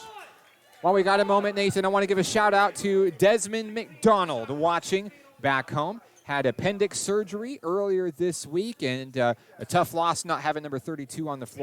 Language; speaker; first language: English; native; English